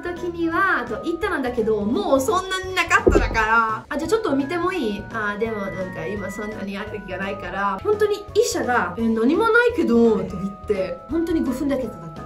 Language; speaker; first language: Japanese; non-native, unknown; Italian